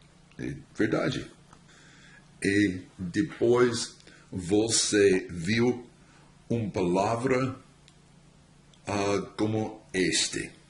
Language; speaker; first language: Portuguese; non-native, learner; English